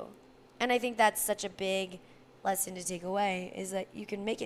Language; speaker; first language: English; native; English